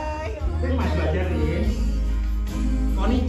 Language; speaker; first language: Indonesian; native; Indonesian